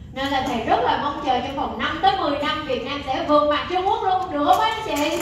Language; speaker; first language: Vietnamese; native; Vietnamese